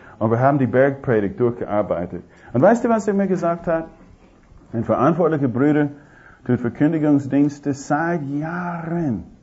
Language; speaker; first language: German; non-native, fluent; English